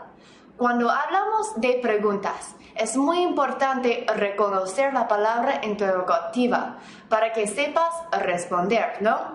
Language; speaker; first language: Spanish; non-native, fluent; English